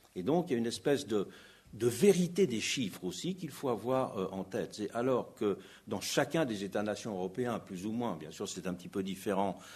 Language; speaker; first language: French; native; French